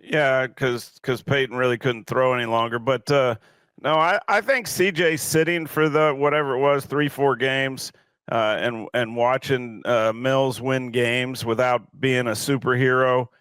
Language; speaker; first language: English; native; English